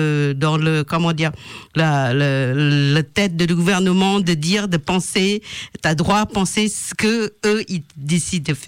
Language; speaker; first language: French; non-native, fluent; Lao